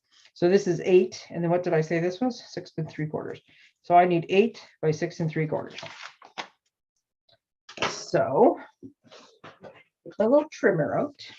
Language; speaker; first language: English; native; English